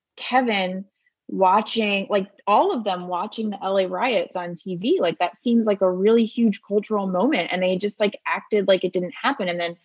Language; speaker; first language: English; native; English